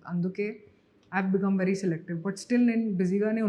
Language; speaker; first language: Telugu; non-native, local second language; Hindi